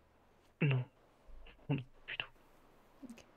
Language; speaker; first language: French; native; French